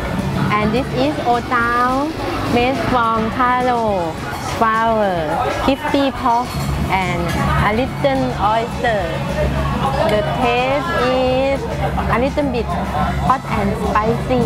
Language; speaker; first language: English; non-native, learner; Thai